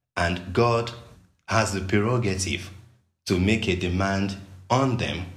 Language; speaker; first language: English; non-native, local second language; Yoruba